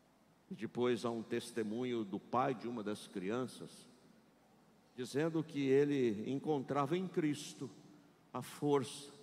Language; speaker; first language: Portuguese; native; Portuguese